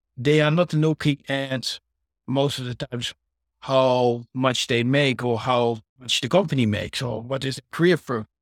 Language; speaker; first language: English; non-native, fluent; Dutch